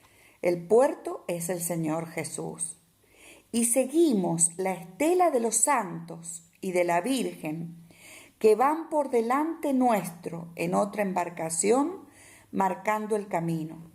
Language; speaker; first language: Spanish; native; Spanish